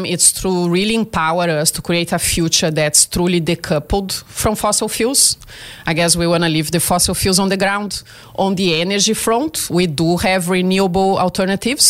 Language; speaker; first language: English; non-native, fluent; Portuguese